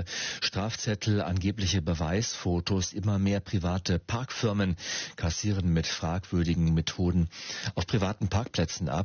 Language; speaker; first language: German; native; German